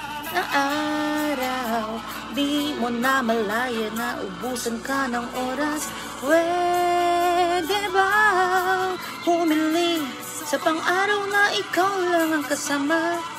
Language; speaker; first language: Filipino; native; Filipino